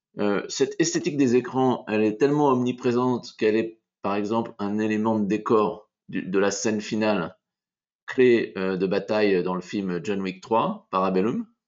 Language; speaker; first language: French; native; French